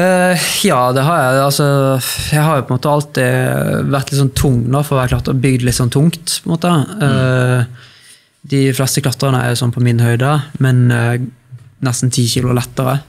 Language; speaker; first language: Norwegian; native; Norwegian